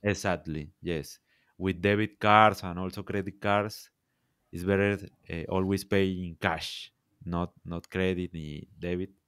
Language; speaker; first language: English; non-native, learner; Spanish